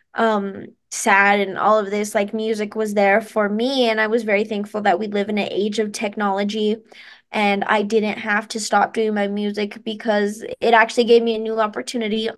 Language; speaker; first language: English; native; English